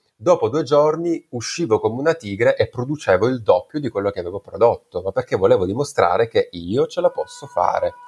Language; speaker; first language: Italian; native; Italian